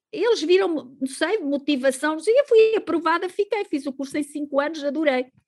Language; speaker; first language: Portuguese; native; Portuguese